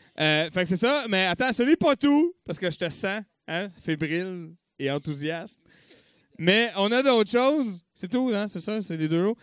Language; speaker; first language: French; native; French